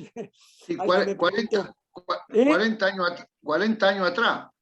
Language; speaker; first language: Spanish; native; Spanish